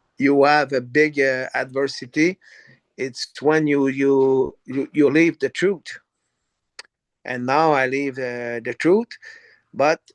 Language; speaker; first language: English; non-native, learner; French